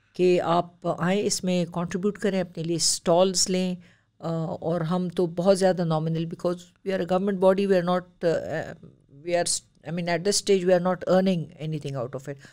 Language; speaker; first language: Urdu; non-native, local second language; Pashto